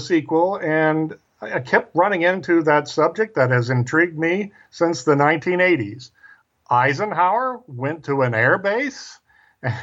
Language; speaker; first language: English; native; English